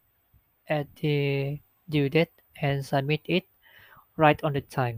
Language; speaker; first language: English; non-native, local second language; Malay